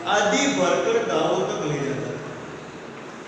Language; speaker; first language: Hindi; non-native, local second language; Gujarati